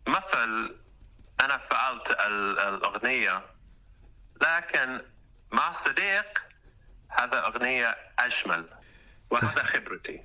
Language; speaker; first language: Arabic; non-native, learner; English